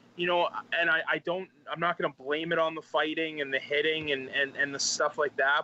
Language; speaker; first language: English; native; English